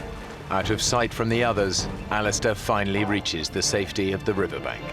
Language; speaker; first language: English; native; English